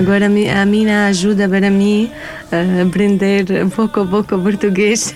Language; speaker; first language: Portuguese; non-native, learner; Arabic